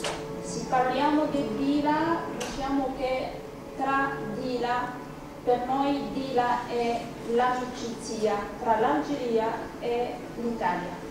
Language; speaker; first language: Italian; non-native, fluent; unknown